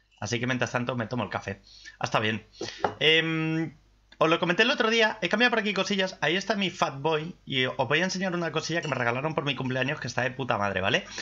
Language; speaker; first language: Spanish; native; Spanish